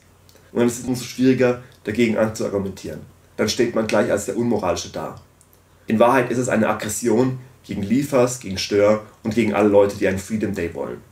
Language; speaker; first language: German; native; German